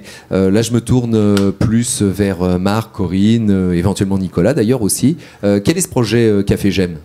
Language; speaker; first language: French; native; French